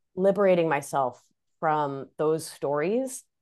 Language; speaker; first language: English; early bilingual, other home language; Spanish